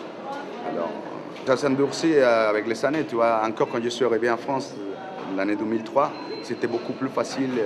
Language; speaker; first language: French; non-native, fluent; Spanish